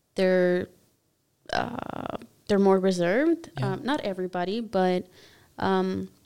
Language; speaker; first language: English; early bilingual, other home language; Spanish